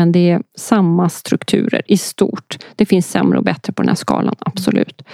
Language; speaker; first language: Swedish; early bilingual, other home language; Polish